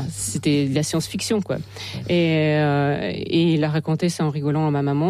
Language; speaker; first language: French; non-native, fluent; Russian